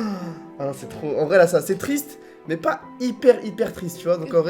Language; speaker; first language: French; native; French